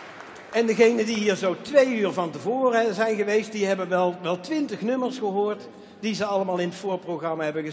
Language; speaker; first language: Dutch; native; Dutch